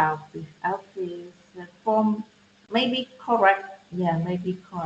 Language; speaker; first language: English; non-native, learner; Vietnamese